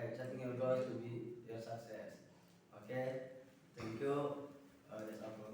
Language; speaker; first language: English; non-native, learner; Indonesian